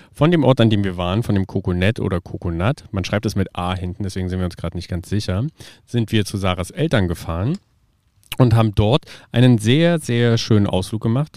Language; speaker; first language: German; native; German